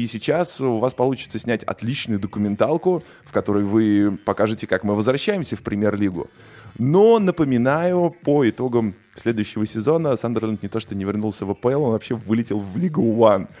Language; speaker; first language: Russian; native; Russian